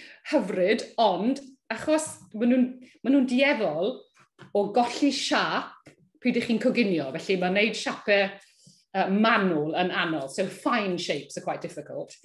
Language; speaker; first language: Welsh; native; Welsh